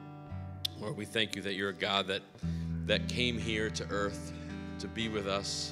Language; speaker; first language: English; native; English